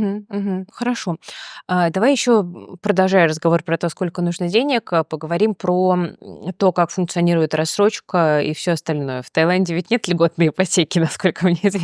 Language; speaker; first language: Russian; native; Russian